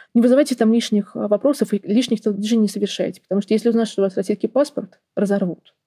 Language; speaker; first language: Russian; native; Russian